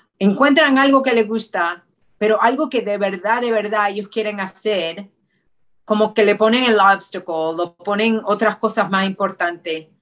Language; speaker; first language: Spanish; early bilingual, heritage; Spanish